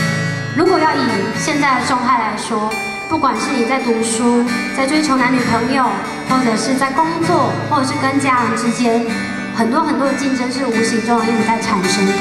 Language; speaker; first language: Chinese; native; Chinese